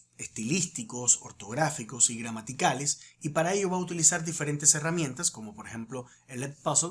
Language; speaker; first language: Spanish; native; Spanish